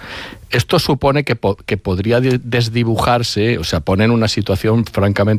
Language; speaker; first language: Spanish; native; Spanish